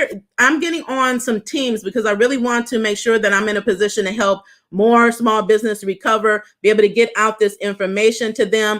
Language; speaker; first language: English; native; English